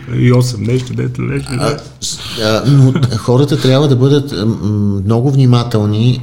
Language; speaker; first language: Bulgarian; native; Bulgarian